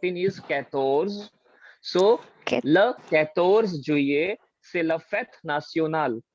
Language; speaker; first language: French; non-native, learner; Hindi